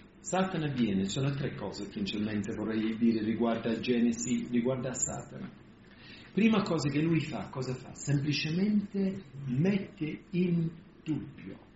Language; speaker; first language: Italian; non-native, fluent; English